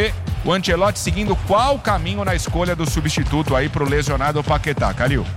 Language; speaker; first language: Portuguese; native; Portuguese